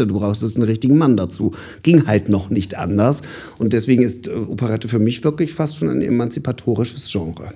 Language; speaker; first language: German; native; German